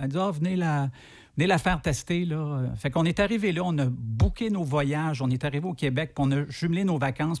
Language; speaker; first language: French; native; French